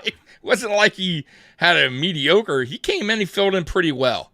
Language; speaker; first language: English; native; English